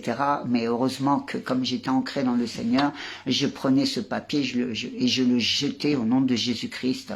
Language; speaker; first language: French; native; French